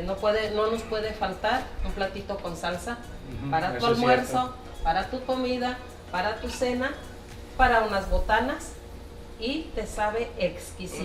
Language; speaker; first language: Spanish; native; Spanish